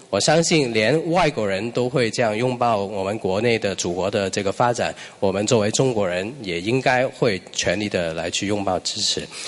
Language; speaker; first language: Chinese; non-native, local second language; Cantonese